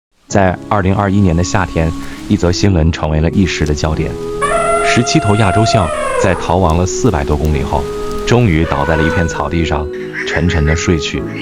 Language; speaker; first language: Chinese; native; Chinese